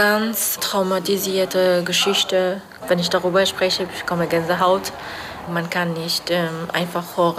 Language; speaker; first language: German; non-native, learner; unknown